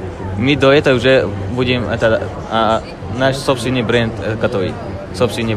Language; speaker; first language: Russian; non-native, learner; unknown